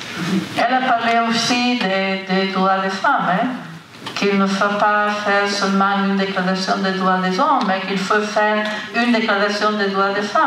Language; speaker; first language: French; non-native, fluent; Italian